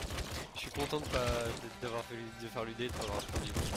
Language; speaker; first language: French; native; French